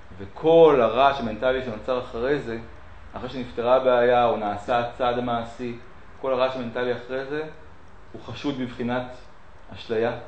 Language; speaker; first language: Hebrew; native; Hebrew